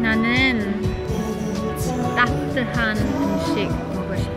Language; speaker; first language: Korean; non-native, learner; English